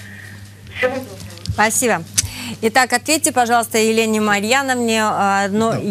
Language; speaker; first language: Russian; native; Russian